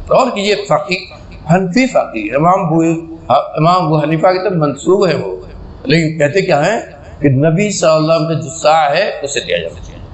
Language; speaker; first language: Urdu; native; Urdu